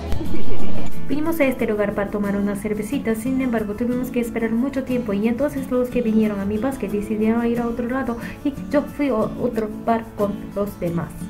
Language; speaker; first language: Spanish; non-native, fluent; Japanese